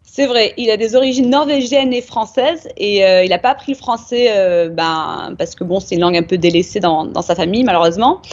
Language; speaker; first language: French; native; French